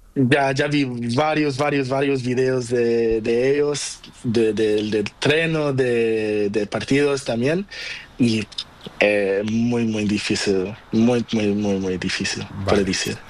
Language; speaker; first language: Spanish; non-native, learner; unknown